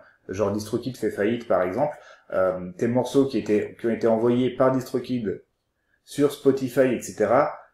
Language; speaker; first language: French; native; French